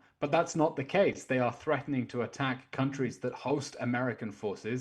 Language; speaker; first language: English; native; English